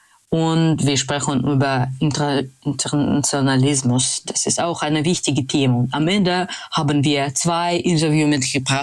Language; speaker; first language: German; non-native, fluent; Russian